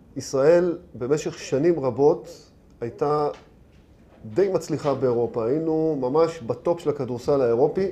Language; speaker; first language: Hebrew; native; Hebrew